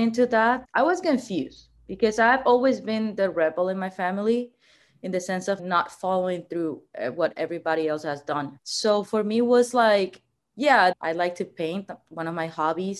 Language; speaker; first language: English; non-native, fluent; Spanish